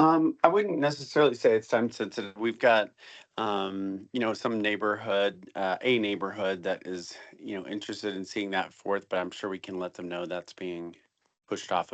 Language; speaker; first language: English; native; English